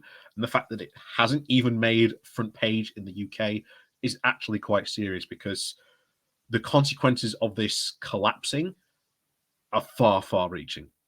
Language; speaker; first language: English; native; English